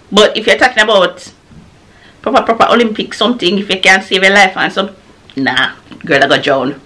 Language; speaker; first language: English; non-native, local second language; Jamaican Creole English